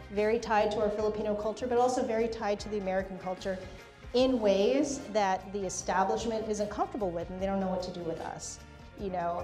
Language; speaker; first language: English; native; English